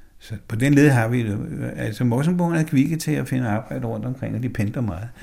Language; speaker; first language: Danish; native; Danish